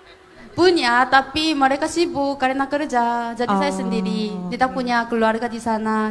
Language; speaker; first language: Indonesian; non-native, fluent; Korean